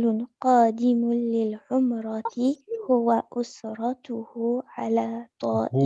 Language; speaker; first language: Arabic; non-native, learner; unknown